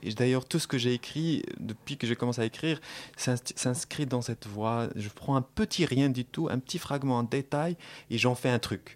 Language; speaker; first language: French; non-native, local second language; Arabic